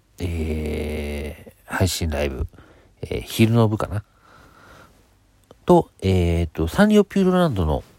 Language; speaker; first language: Japanese; native; Japanese